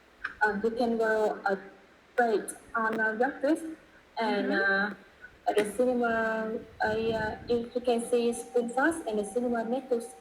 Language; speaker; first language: English; non-native, learner; Vietnamese